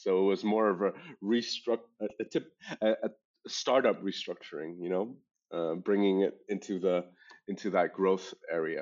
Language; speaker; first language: English; non-native, local second language; German